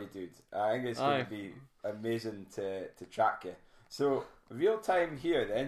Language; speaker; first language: English; native; English